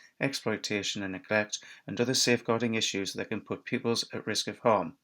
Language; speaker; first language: English; native; English